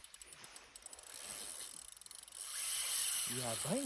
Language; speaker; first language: Japanese; native; Japanese